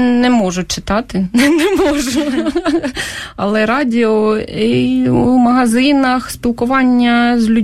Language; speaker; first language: Ukrainian; non-native, local second language; Russian